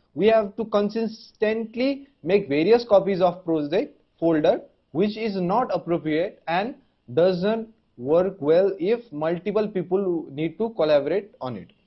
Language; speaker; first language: English; non-native, local second language; Nepali